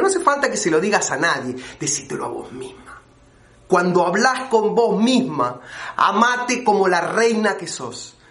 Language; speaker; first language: Spanish; native; Spanish